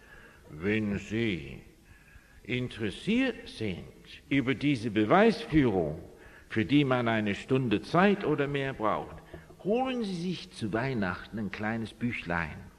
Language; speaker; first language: German; non-native, fluent; English